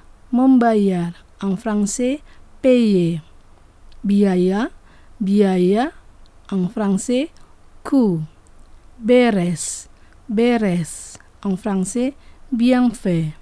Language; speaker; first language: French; non-native, fluent; Indonesian